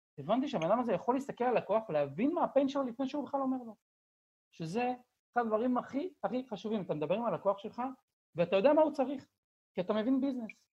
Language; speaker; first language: Hebrew; native; Hebrew